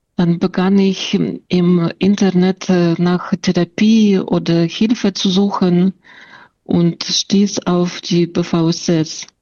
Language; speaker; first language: German; non-native, fluent; Russian